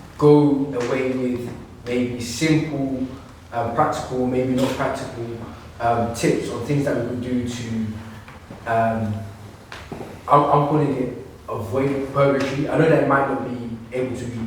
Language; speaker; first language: English; native; English